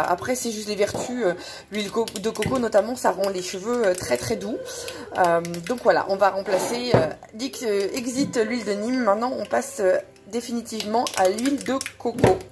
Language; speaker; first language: French; native; French